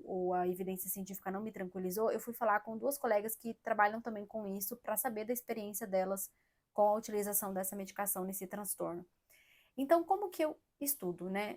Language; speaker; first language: Portuguese; native; Portuguese